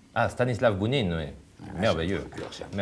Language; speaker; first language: French; native; French